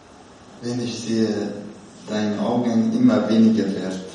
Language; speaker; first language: German; non-native, learner; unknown